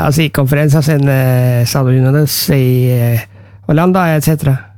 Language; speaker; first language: Spanish; non-native, learner; Norwegian